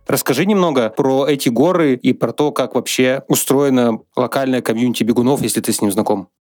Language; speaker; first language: Russian; native; Russian